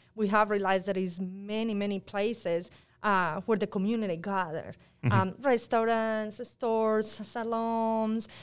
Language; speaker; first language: English; non-native, fluent; Spanish